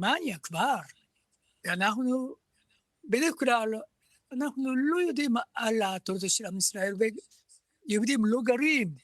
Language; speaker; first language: Hebrew; non-native, learner; Japanese